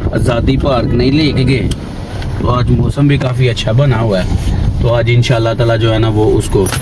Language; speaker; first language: Urdu; non-native, local second language; Punjabi